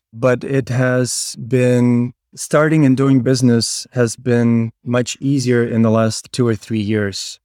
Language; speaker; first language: English; non-native, fluent; Ukrainian